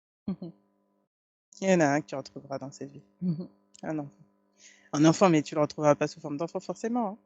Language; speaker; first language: French; native; French